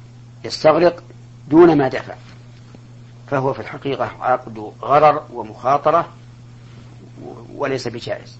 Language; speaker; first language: Arabic; native; Arabic